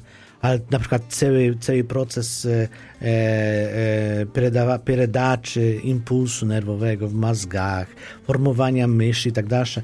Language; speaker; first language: Polish; non-native, fluent; Ukrainian